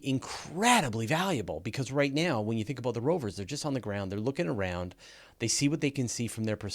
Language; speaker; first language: English; native; English